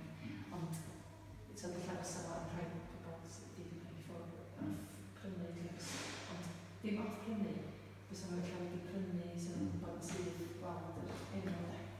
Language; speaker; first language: Welsh; native; Welsh